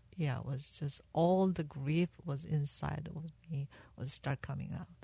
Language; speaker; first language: English; non-native, fluent; Korean